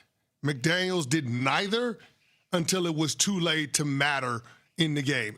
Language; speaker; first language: English; native; English